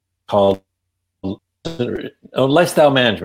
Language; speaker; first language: English; non-native, fluent; Yiddish